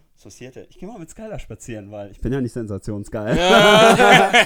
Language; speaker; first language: German; early bilingual, heritage; German